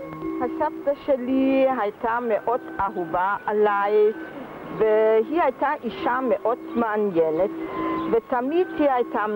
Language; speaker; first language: Hebrew; early bilingual, other home language; German